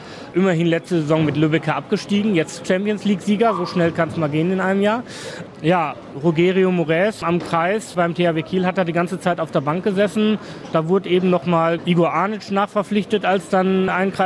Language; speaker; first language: German; native; German